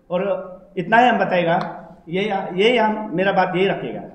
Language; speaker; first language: Hindi; non-native, local second language; Nyishi